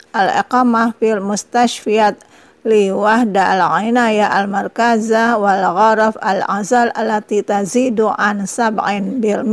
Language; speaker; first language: Arabic; non-native, fluent; Indonesian